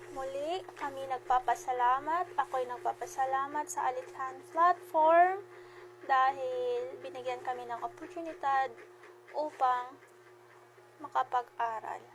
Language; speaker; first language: Filipino; non-native, local second language; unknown